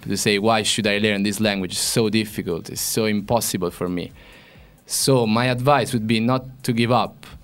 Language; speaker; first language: English; non-native, fluent; Italian